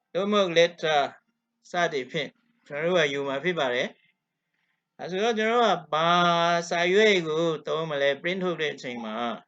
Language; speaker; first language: Burmese; non-native, local second language; Kachin